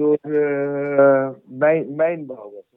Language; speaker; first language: Dutch; non-native, fluent; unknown